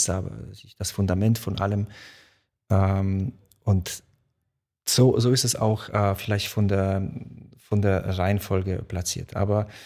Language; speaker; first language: German; early bilingual, other home language; Polish